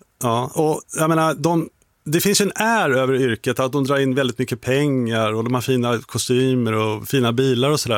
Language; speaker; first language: Swedish; native; Swedish